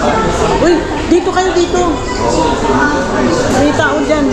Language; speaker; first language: Filipino; native; Filipino